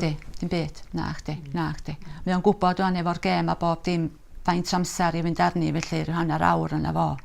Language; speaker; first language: Welsh; native; Welsh